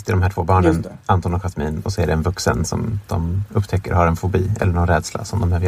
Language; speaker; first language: Swedish; native; Swedish